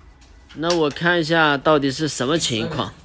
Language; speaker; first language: Chinese; native; Chinese